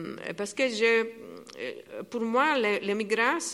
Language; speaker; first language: French; non-native, learner; Italian